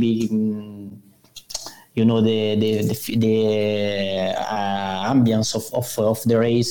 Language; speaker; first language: English; non-native, learner; Italian